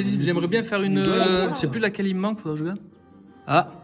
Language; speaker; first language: French; native; French